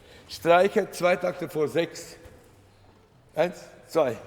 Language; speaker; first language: German; non-native, fluent; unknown